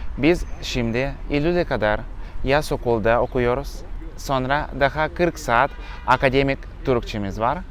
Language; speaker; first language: Turkish; non-native, learner; Russian